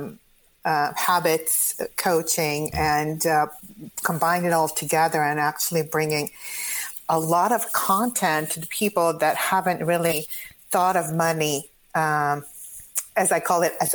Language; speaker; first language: English; non-native, fluent; Croatian